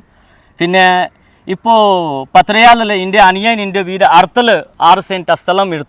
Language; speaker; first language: Malayalam; non-native, fluent; Hindi